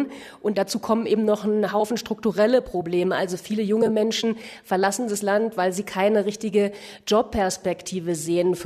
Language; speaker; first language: German; native; German